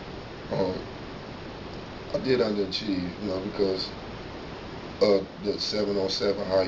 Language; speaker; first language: English; native; English